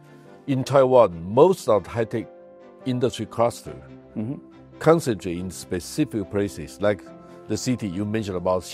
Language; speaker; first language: English; non-native, fluent; Chinese